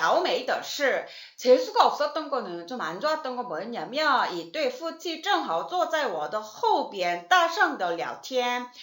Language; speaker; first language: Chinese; non-native, fluent; Korean